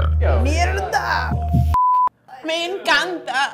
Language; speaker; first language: Spanish; non-native, learner; English